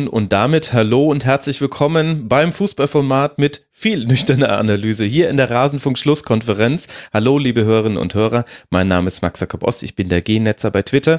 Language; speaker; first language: German; native; German